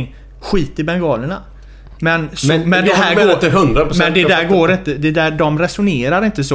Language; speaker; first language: Swedish; native; Swedish